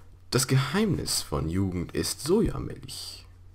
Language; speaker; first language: German; native; German